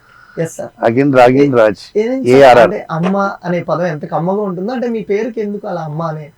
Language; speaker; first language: Telugu; native; Telugu